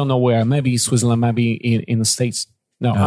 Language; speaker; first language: English; non-native, fluent; Kazakh